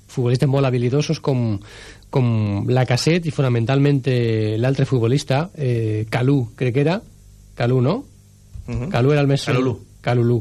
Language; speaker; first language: Catalan; native; Catalan